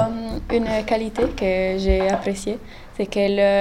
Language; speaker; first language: French; non-native, learner; Italian